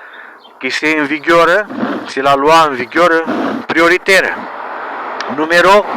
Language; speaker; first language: French; non-native, learner; Romanian